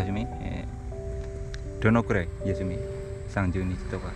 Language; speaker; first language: Japanese; non-native, learner; Indonesian